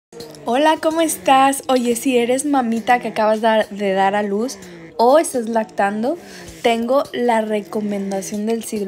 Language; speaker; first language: Spanish; native; Spanish